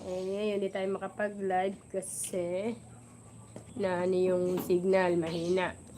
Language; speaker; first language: Filipino; native; Filipino